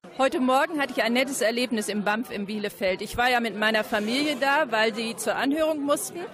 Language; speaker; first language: German; native; German